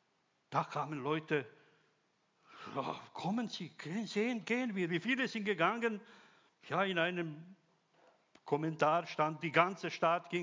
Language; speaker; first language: German; non-native, fluent; Croatian